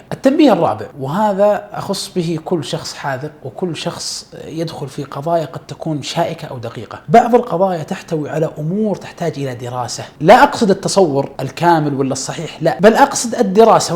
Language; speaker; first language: Arabic; native; Arabic